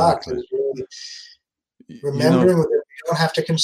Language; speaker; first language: English; native; English